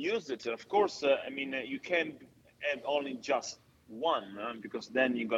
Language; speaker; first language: English; non-native, fluent; Italian